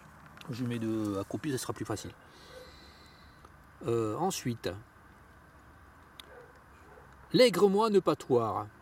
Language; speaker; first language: French; native; French